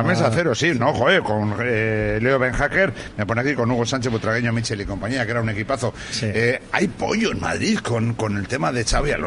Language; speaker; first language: Spanish; native; Spanish